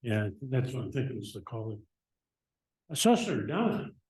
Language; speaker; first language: English; native; English